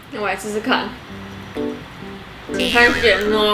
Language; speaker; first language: Chinese; non-native, fluent; Japanese